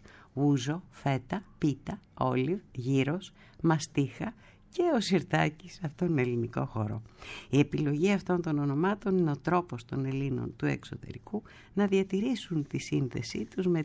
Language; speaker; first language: Greek; native; Greek